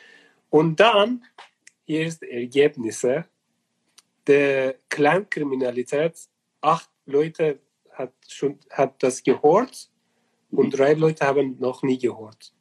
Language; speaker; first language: German; non-native, learner; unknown